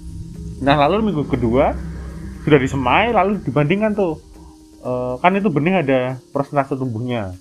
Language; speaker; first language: Indonesian; native; Indonesian